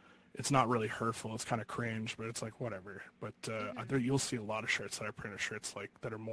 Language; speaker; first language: English; native; English